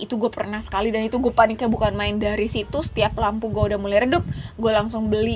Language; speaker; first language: Indonesian; native; Indonesian